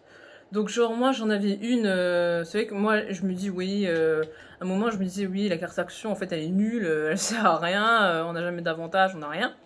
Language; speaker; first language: French; native; French